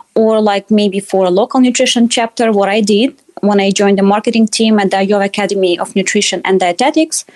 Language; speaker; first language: English; non-native, fluent; Russian